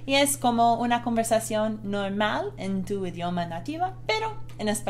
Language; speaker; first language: Spanish; non-native, fluent; English